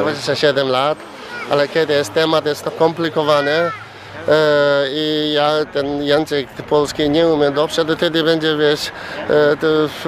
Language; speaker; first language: Polish; non-native, learner; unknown